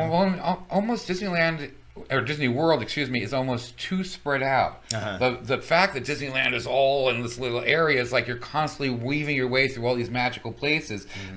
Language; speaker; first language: English; native; English